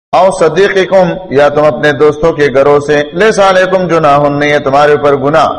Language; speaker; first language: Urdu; non-native, local second language; Pashto